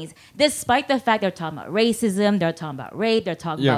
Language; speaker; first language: English; non-native, local second language; Cantonese